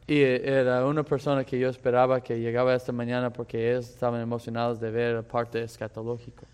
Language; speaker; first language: Spanish; non-native, fluent; English